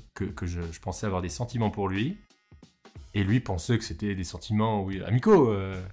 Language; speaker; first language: French; native; French